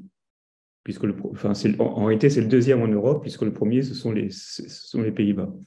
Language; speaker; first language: French; native; French